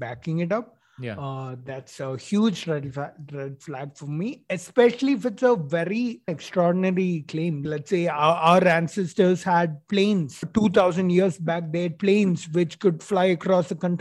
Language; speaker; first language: English; non-native, local second language; Malayalam